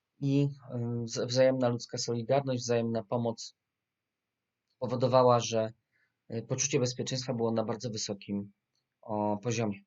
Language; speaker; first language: Polish; native; Polish